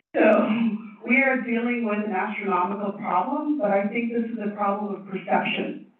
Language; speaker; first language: English; non-native, fluent; Chinese